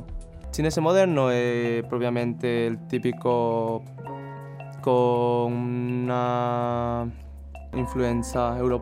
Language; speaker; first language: Italian; non-native, learner; Chinese